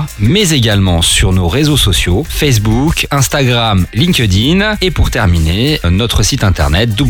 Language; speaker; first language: French; native; French